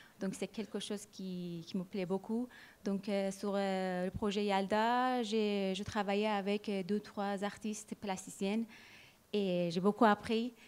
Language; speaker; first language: French; non-native, fluent; Persian